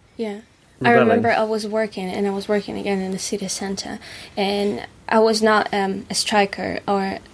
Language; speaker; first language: English; non-native, fluent; Russian